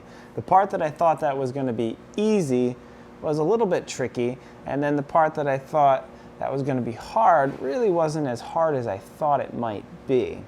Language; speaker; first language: English; native; English